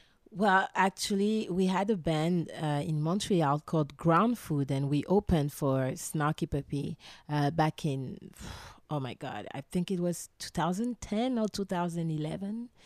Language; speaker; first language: English; non-native, fluent; French